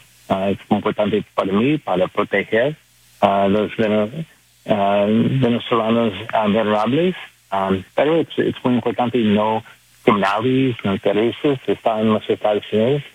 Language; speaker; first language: Spanish; non-native, learner; English